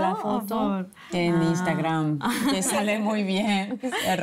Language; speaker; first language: Spanish; non-native, fluent; Japanese